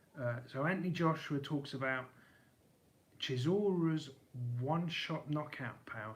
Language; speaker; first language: English; native; English